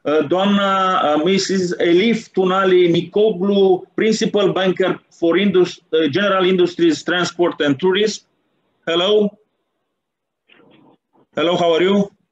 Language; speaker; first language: English; non-native, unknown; Romanian